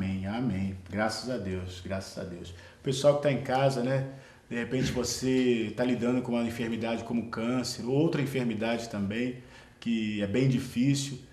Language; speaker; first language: Portuguese; native; Portuguese